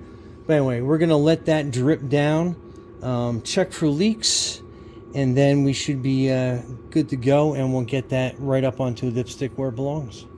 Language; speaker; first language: English; native; English